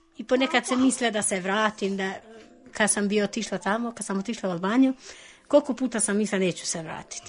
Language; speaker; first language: Serbian; non-native, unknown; Albanian